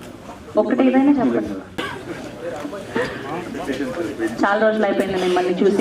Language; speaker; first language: Telugu; native; Telugu